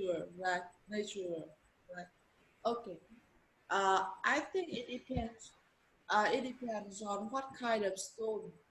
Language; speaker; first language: English; non-native, learner; Vietnamese